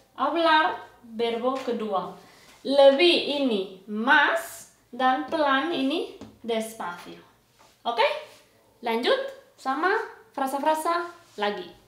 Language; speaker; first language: Indonesian; non-native, fluent; Spanish